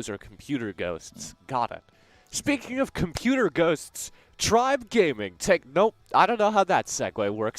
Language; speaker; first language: English; native; English